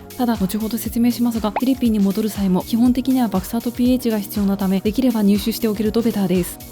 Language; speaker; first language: Japanese; native; Japanese